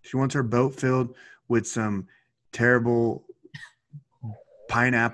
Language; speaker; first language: English; native; English